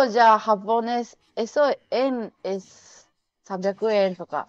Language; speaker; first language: Spanish; non-native, learner; Japanese